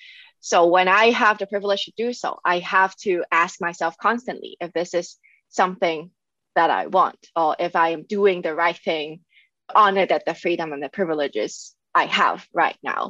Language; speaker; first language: English; non-native, local second language; Cantonese